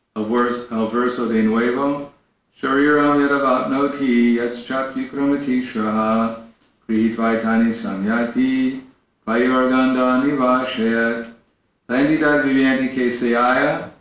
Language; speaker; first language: Spanish; non-native, learner; English